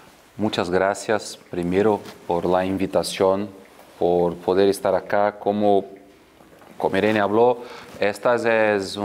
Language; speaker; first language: Spanish; non-native, fluent; Portuguese